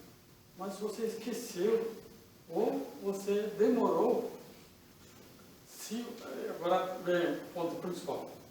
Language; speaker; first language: Portuguese; non-native, learner; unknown